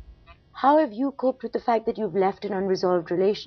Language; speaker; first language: English; native; English